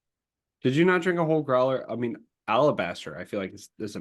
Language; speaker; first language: English; native; English